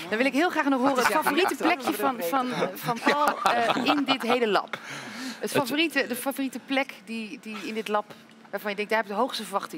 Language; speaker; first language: Dutch; native; Dutch